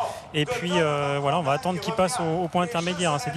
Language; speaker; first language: French; native; French